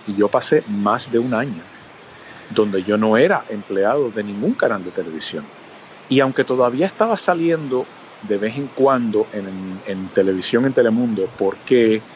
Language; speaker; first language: Spanish; early bilingual, other home language; English